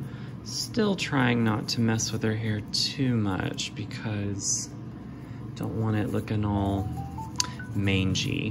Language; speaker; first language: English; native; English